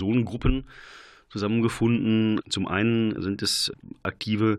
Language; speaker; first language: German; native; German